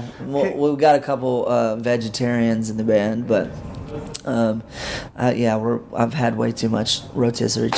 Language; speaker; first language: English; native; English